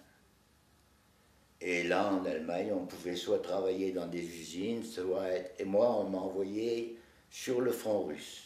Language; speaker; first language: French; native; French